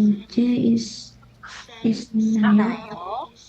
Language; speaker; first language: Korean; non-native, learner; Indonesian